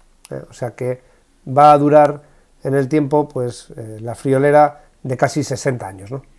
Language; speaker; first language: Spanish; native; Spanish